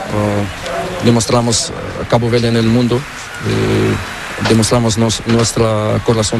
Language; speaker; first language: Spanish; non-native, learner; Portuguese